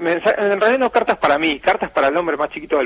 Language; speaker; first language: Spanish; native; Spanish